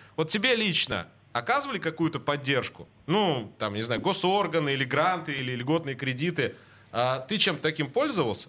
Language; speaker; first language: Russian; native; Russian